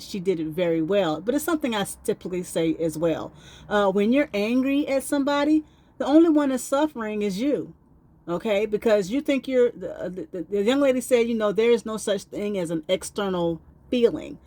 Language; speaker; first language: English; native; English